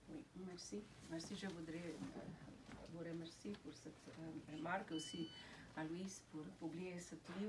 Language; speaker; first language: French; non-native, fluent; Slovenian